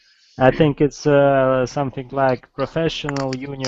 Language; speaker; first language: English; non-native, fluent; Russian